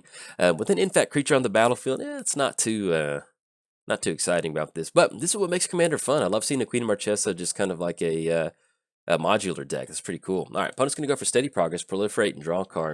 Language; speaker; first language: English; native; English